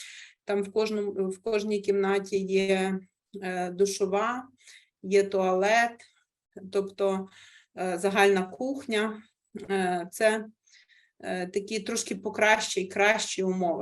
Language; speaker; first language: Ukrainian; native; Ukrainian